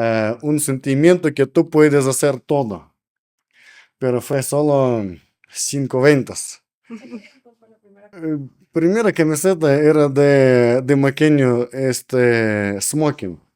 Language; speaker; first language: Spanish; non-native, learner; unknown